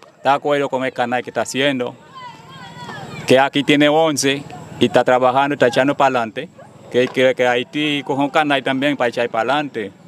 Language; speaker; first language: Spanish; non-native, fluent; Haitian Creole